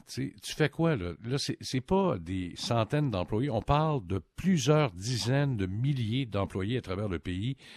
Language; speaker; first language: French; native; French